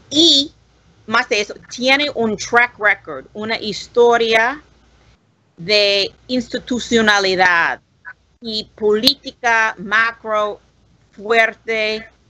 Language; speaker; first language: Spanish; non-native, learner; English